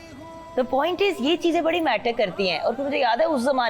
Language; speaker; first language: Urdu; native; Urdu